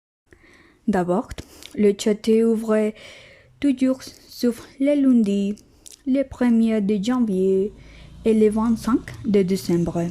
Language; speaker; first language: French; non-native, learner; Spanish